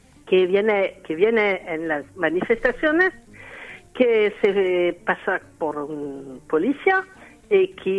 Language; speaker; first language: Spanish; non-native, learner; French